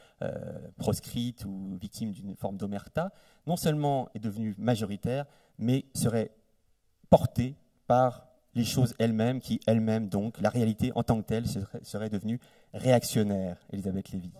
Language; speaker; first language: French; native; French